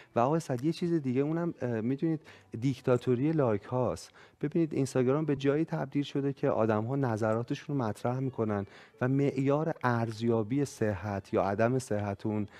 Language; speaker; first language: Persian; native; Persian